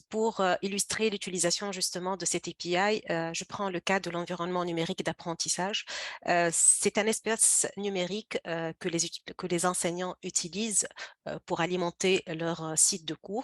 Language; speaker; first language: French; native; French